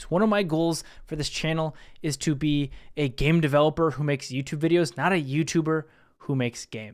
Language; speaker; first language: English; native; English